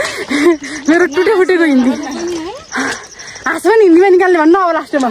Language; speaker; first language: Nepali; native; Nepali